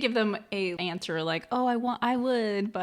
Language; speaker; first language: English; native; English